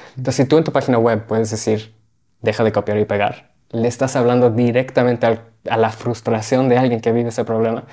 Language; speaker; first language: Spanish; early bilingual, heritage; Spanish